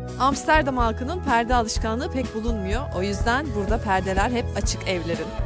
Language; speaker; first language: Turkish; native; Turkish